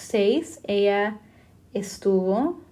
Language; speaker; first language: Spanish; non-native, fluent; English